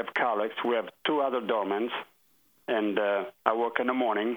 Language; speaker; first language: English; non-native, fluent; French